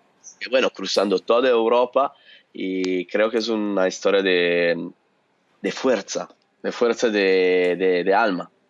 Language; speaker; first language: Spanish; non-native, fluent; Italian